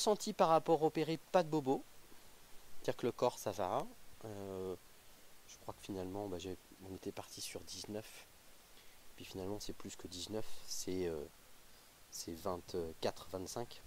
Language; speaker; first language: French; native; French